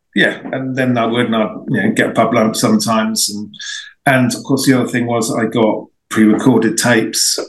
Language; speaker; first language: English; native; English